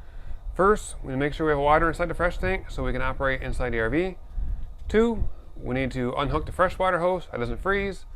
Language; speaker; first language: English; native; English